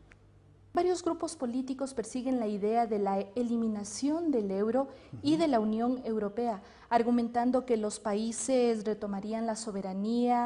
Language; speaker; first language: Spanish; native; Spanish